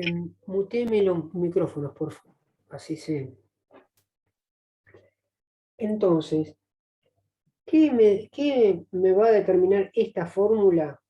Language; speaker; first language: Spanish; native; Spanish